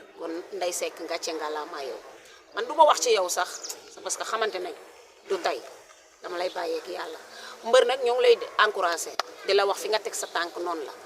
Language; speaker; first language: Wolof; native; Wolof